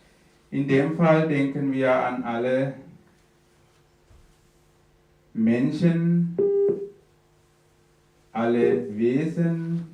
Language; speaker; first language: German; non-native, fluent; Sinhala